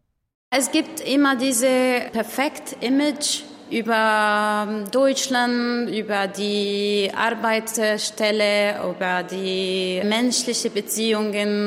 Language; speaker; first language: German; non-native, learner; Arabic